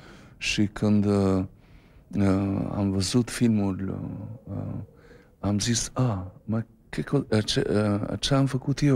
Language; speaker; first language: Romanian; non-native, fluent; Albanian